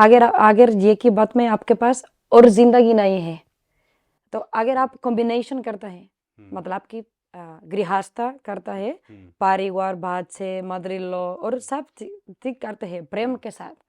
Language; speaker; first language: Hindi; non-native, learner; Spanish